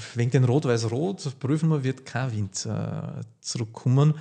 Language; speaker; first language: German; native; German